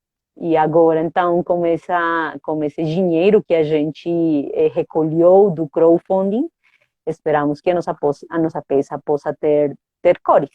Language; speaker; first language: Portuguese; non-native, fluent; Spanish